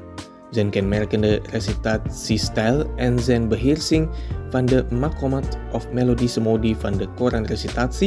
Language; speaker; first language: Dutch; non-native, fluent; Indonesian